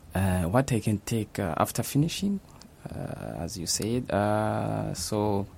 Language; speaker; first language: English; non-native, local second language; Kinyarwanda